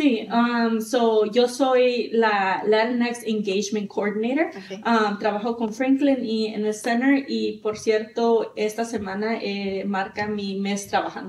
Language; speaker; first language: Spanish; early bilingual, heritage; Spanish